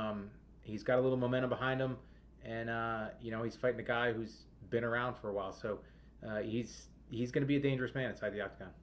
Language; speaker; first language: English; native; English